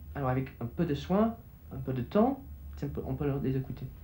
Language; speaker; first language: French; non-native, fluent; English